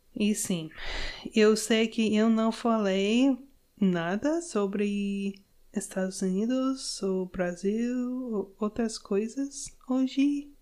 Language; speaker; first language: Portuguese; non-native, learner; English